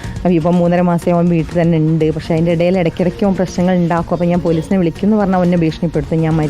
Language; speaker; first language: Malayalam; native; Malayalam